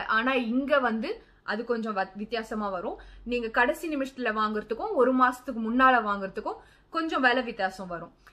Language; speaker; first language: Tamil; early bilingual, heritage; Tamil